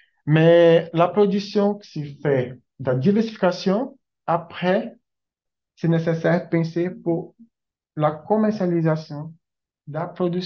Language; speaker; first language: French; non-native, learner; Portuguese